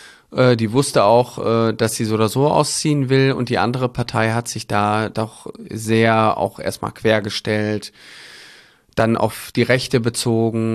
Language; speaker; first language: German; native; German